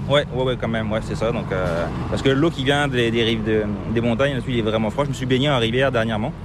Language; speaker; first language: French; native; French